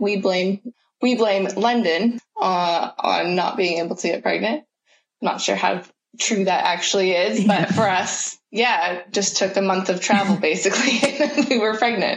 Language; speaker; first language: English; native; English